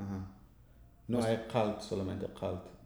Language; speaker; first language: Spanish; non-native, learner; English